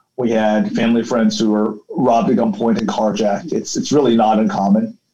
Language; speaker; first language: English; early bilingual, other home language; Chinese